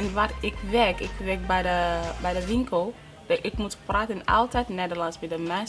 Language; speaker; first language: Dutch; non-native, learner; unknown